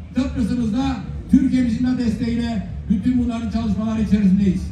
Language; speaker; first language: Turkish; native; Turkish